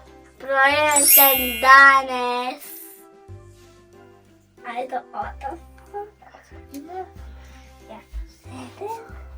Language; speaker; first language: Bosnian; early bilingual, heritage; Serbian